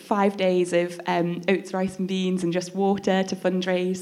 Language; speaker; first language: English; native; English